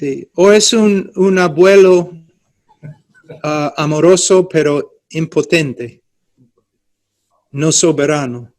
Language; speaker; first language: Spanish; non-native, fluent; English